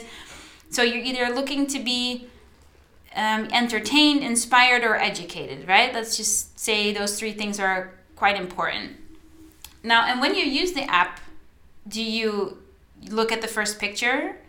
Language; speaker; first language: English; non-native, fluent; Dutch